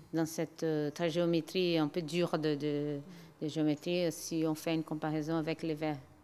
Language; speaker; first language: French; non-native, learner; Portuguese